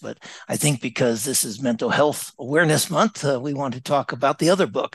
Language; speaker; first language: English; native; English